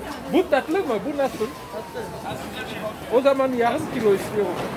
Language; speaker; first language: Turkish; non-native, learner; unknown